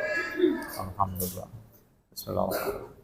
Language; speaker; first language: Indonesian; non-native, fluent; Arabic